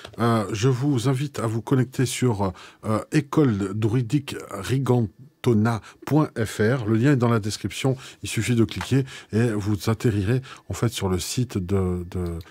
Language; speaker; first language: French; native; French